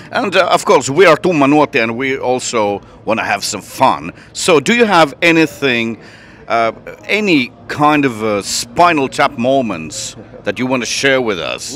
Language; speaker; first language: English; non-native, fluent; Finnish